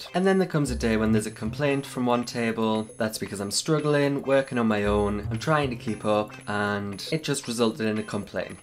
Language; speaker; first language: English; native; English